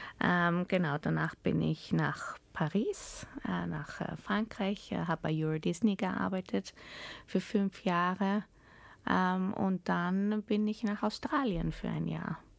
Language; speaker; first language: German; early bilingual, heritage; German